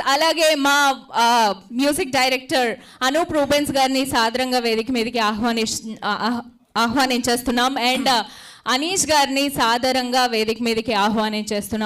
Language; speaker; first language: Telugu; native; Telugu